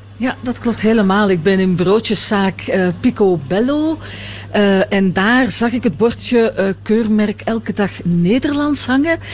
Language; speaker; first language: Dutch; native; Dutch